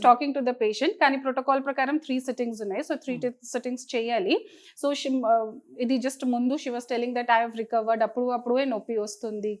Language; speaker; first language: Telugu; non-native, learner; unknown